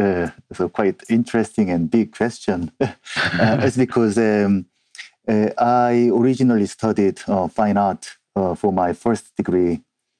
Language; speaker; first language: English; non-native, fluent; Korean